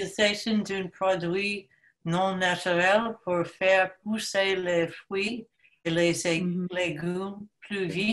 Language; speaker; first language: French; non-native, learner; English